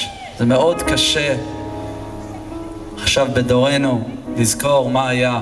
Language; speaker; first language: Hebrew; non-native, fluent; English